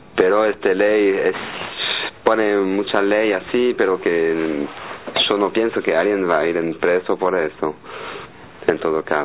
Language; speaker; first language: Spanish; non-native, learner; French